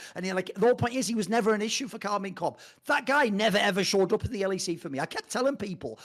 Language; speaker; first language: English; native; English